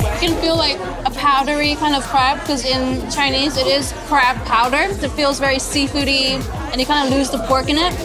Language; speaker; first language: English; non-native, local second language; Cantonese